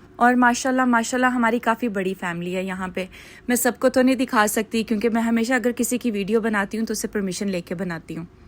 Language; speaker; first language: Urdu; native; Urdu